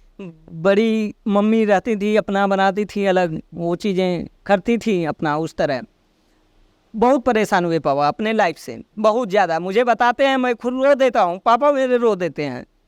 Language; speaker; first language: Hindi; native; Hindi